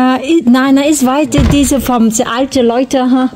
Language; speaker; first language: German; non-native, learner; Vietnamese